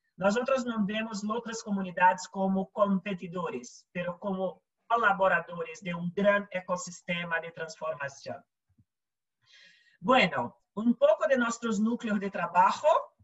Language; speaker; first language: Portuguese; non-native, learner; Spanish